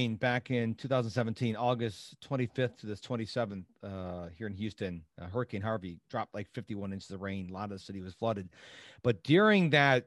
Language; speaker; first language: English; native; English